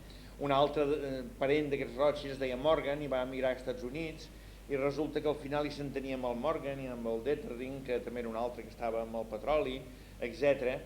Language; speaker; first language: Catalan; native; Catalan